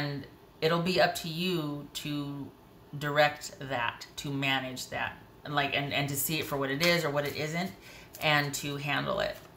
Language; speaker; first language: English; native; English